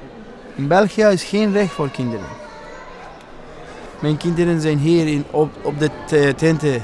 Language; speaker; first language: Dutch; non-native, learner; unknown